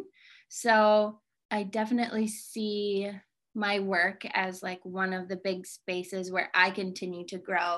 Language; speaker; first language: English; native; English